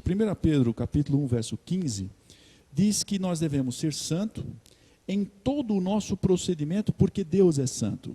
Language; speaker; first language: Portuguese; native; Portuguese